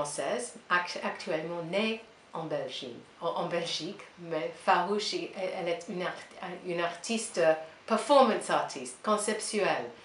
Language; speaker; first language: French; non-native, learner; English